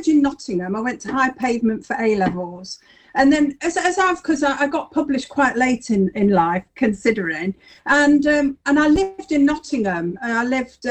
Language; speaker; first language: English; native; English